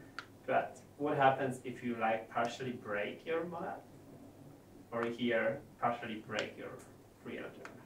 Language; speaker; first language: English; non-native, fluent; Polish